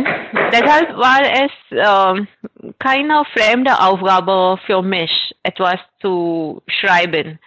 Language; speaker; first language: German; non-native, fluent; Marathi